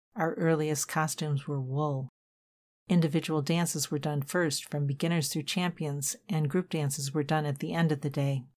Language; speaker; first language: English; native; English